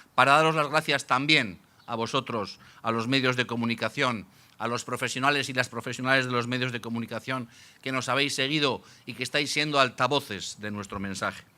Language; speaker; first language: Spanish; native; Spanish